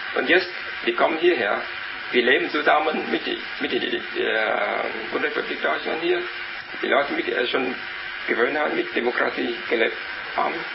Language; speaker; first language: German; non-native, learner; Vietnamese